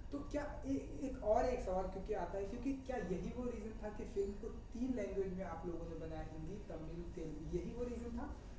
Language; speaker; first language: Hindi; native; Hindi